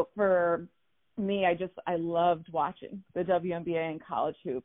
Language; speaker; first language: English; native; English